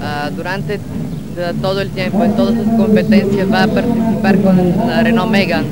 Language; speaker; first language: Spanish; non-native, fluent; Bulgarian